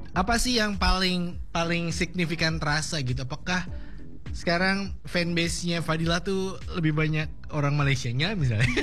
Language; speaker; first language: Indonesian; native; Indonesian